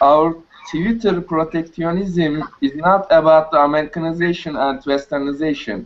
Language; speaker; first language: English; non-native, learner; Turkish